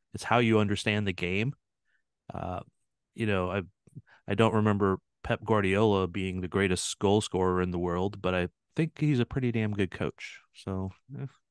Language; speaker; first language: English; native; English